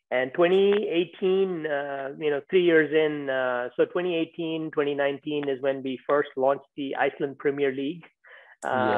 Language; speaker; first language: English; non-native, local second language; Tamil